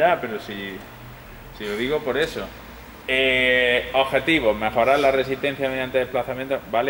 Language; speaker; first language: Spanish; native; Spanish